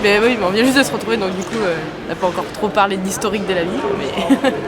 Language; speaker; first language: French; native; French